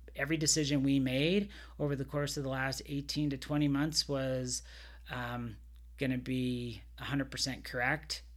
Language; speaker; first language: English; native; English